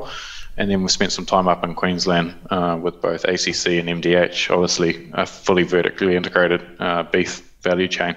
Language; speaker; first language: English; native; English